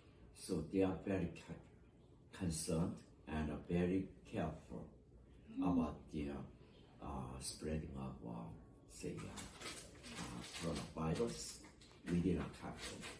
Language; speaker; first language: English; non-native, fluent; Korean